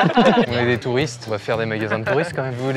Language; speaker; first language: French; native; French